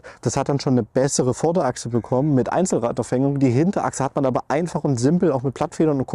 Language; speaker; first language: German; native; German